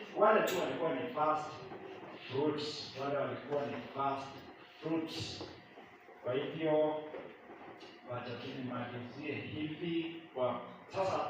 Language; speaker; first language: Swahili; non-native, local second language; Kalenjin